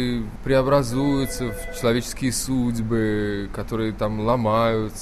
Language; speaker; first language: Russian; native; Russian